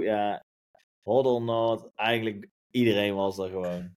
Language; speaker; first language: Dutch; native; Dutch